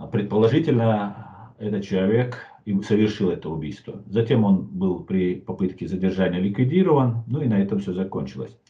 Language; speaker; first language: Russian; non-native, local second language; Chechen